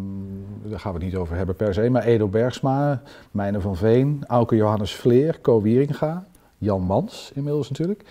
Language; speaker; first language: Dutch; native; Dutch